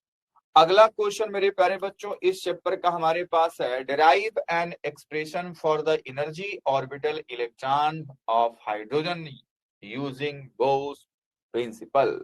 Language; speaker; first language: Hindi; native; Hindi